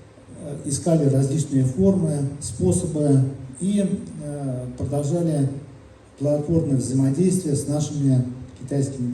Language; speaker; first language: Russian; native; Russian